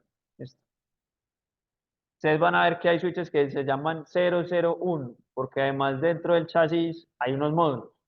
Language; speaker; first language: Spanish; native; Spanish